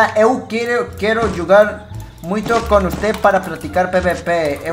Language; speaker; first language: Portuguese; non-native, learner; Spanish